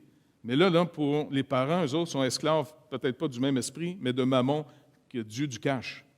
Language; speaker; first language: French; native; French